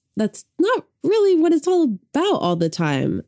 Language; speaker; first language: English; native; English